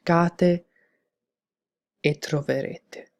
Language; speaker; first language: Italian; non-native, fluent; English